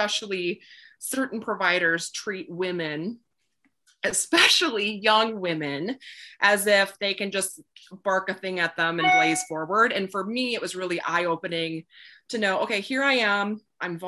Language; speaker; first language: English; native; English